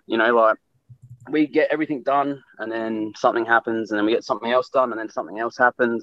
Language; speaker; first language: English; native; English